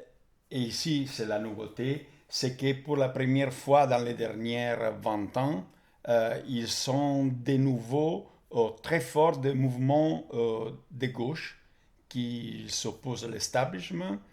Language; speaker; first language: French; non-native, fluent; Italian